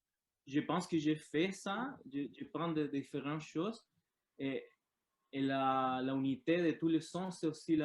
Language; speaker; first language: French; non-native, learner; Spanish